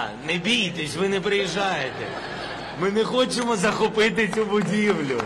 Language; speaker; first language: Ukrainian; non-native, local second language; Russian